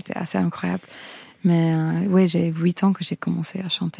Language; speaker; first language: French; non-native, fluent; English